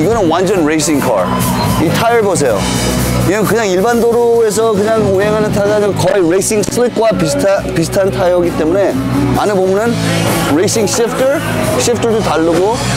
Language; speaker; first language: Korean; early bilingual, heritage; Korean